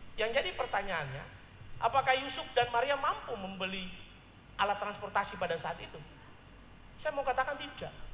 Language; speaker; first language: Indonesian; native; Indonesian